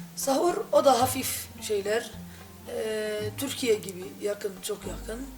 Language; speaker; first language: Turkish; non-native, fluent; Arabic